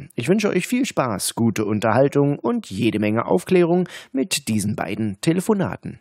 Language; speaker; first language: German; native; German